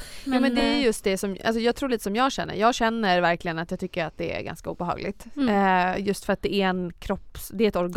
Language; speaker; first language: Swedish; native; Swedish